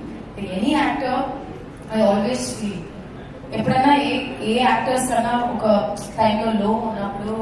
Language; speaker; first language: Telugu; non-native, fluent; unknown